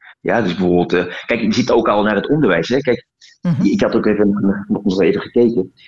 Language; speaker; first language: Dutch; native; Dutch